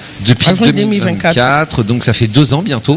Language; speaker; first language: French; native; French